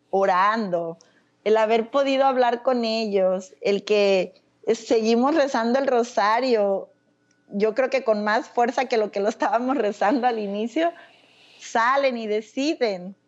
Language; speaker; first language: Spanish; native; Spanish